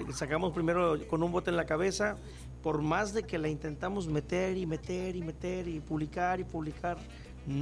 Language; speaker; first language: Spanish; native; Spanish